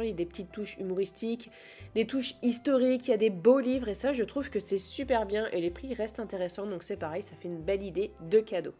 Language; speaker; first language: French; native; French